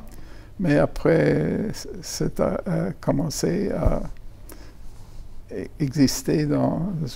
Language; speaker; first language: French; non-native, fluent; German